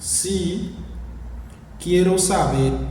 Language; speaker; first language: Spanish; non-native, fluent; Haitian Creole